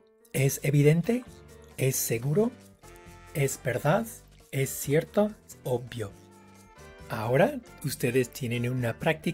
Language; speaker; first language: Spanish; non-native, fluent; English